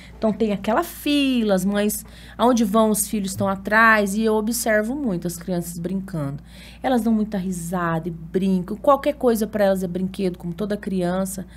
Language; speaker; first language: Portuguese; native; Portuguese